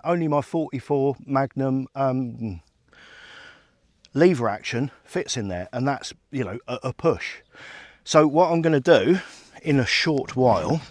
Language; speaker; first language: English; native; English